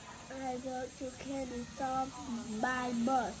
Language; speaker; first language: English; non-native, learner; Vietnamese